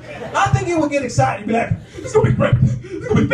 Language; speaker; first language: English; native; English